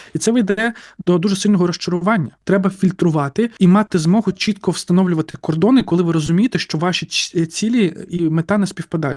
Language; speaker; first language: Ukrainian; native; Ukrainian